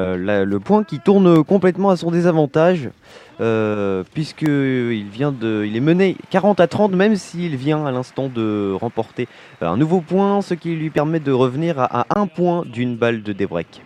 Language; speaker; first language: French; native; French